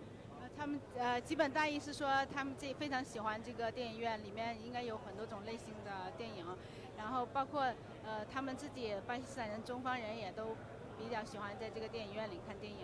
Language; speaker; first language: Chinese; native; Chinese